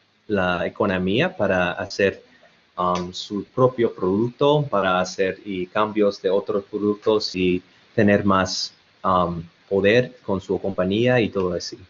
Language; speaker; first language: Spanish; non-native, learner; English